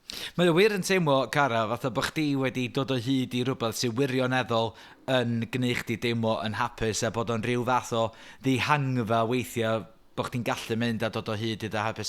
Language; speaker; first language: Welsh; native; Welsh